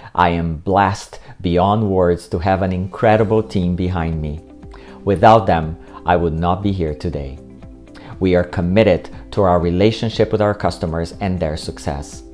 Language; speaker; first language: English; non-native, fluent; Portuguese